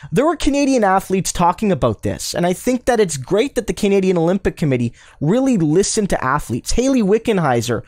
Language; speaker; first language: English; native; English